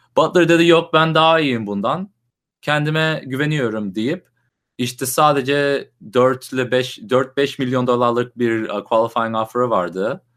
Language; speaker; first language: Turkish; native; Turkish